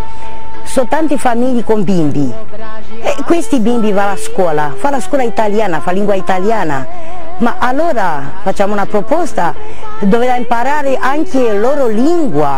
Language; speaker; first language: Italian; non-native, learner; Romanian